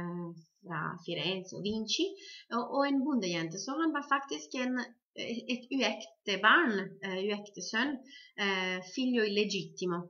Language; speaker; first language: Norwegian; non-native, fluent; Italian